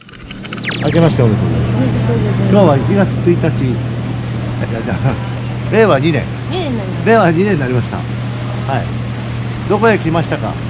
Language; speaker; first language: Japanese; native; Japanese